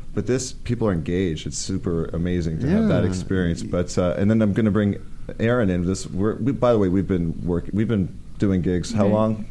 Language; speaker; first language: English; native; English